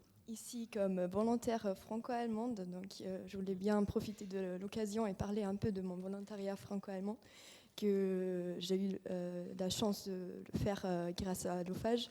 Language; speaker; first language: French; non-native, fluent; German